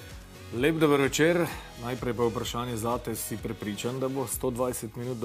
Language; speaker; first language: Slovenian; native; Slovenian